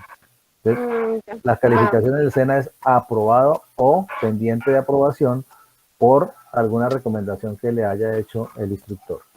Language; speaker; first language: Spanish; native; Spanish